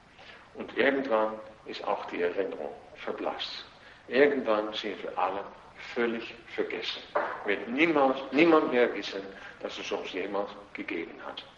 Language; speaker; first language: German; non-native, fluent; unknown